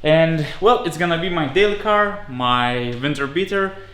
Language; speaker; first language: English; non-native, fluent; Lithuanian